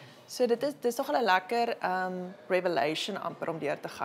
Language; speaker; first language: Afrikaans; native; Afrikaans